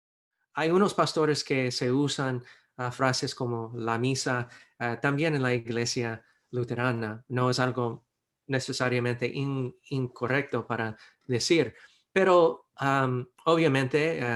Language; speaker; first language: Spanish; non-native, fluent; English